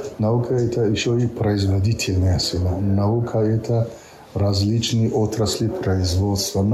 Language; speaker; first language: Russian; non-native, local second language; Tajik